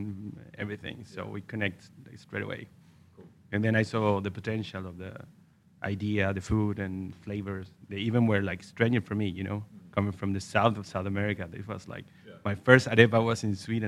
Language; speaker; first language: English; non-native, fluent; Spanish